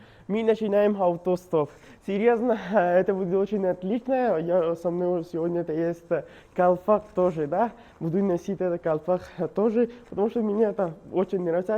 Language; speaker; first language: Russian; non-native, learner; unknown